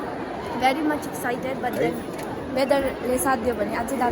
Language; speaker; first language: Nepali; native; Nepali